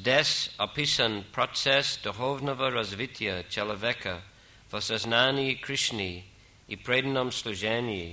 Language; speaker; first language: Russian; non-native, fluent; English